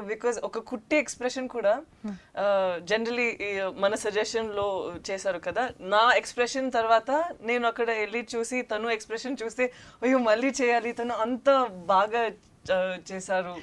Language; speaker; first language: Telugu; non-native, learner; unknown